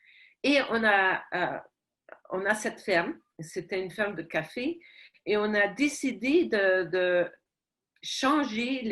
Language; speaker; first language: French; non-native, fluent; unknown